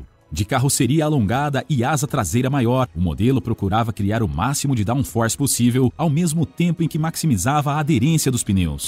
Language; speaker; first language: Portuguese; native; Portuguese